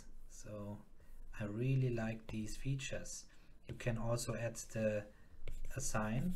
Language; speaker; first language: English; non-native, fluent; German